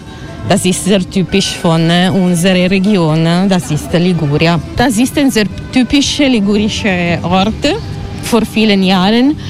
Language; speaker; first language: German; non-native, learner; Italian